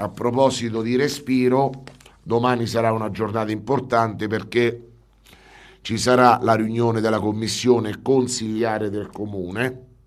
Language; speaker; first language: Italian; native; Italian